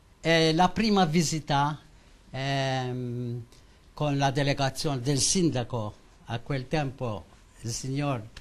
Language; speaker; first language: Italian; non-native, learner; Maltese